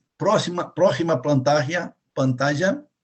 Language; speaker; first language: Spanish; non-native, fluent; Portuguese